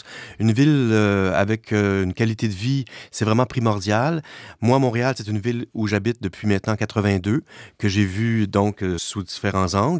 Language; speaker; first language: French; native; French